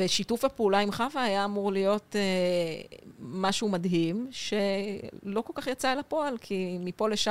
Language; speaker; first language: Hebrew; native; Hebrew